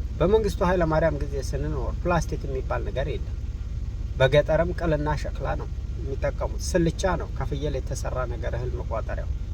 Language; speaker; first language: Amharic; native; Amharic